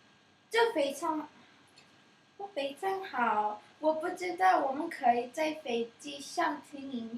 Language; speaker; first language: Chinese; non-native, learner; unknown